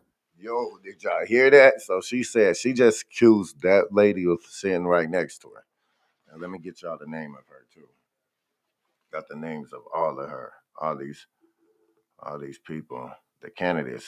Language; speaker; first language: English; native; English